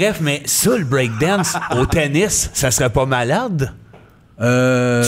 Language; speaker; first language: French; native; French